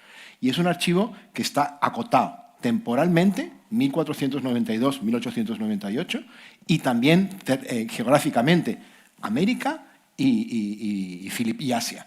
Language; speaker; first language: Spanish; native; Spanish